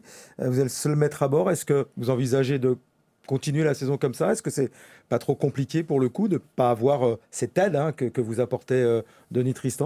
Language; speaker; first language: French; native; French